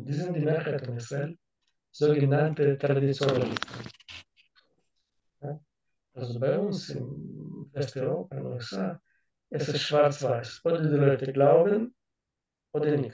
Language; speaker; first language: German; non-native, learner; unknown